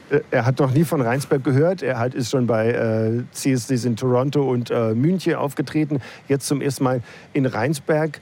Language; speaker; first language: German; native; German